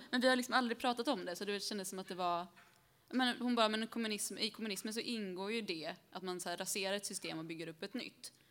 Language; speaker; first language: Swedish; early bilingual, other home language; Spanish